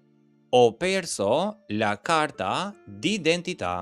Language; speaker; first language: Italian; non-native, fluent; Albanian